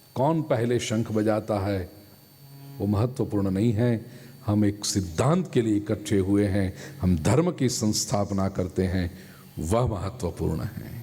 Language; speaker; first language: Hindi; non-native, local second language; Gujarati